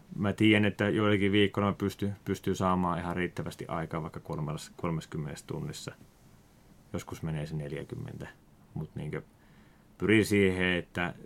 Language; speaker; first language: Finnish; native; Finnish